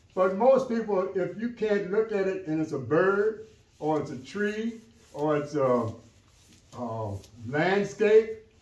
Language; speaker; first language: English; native; English